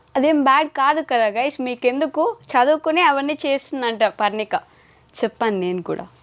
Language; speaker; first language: Telugu; native; Telugu